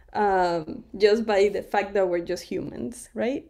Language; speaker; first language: English; non-native, fluent; Spanish